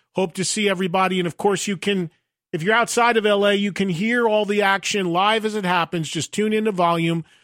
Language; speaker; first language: English; native; English